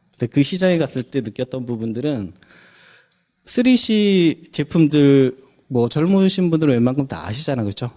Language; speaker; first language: Korean; native; Korean